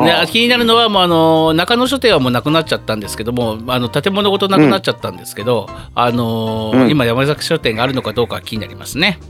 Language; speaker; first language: Japanese; native; Japanese